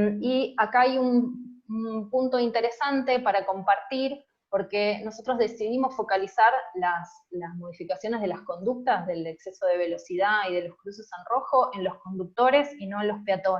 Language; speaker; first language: Spanish; native; Spanish